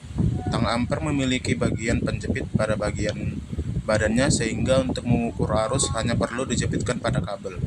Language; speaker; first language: Indonesian; native; Indonesian